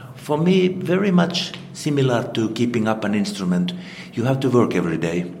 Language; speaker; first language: English; non-native, fluent; Finnish